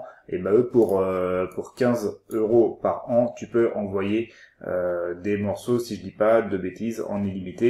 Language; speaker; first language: French; native; French